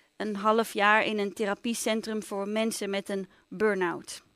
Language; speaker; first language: Dutch; native; Dutch